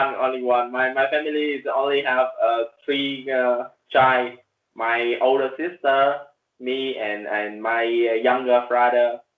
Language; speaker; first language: English; non-native, learner; Vietnamese